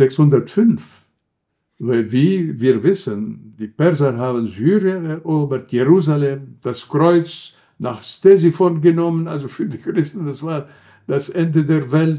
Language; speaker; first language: German; non-native, fluent; Arabic